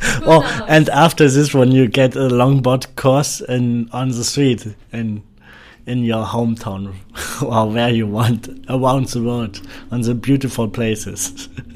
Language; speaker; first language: English; non-native, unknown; German